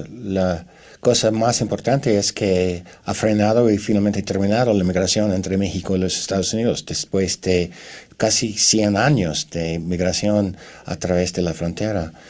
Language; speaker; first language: Spanish; non-native, fluent; English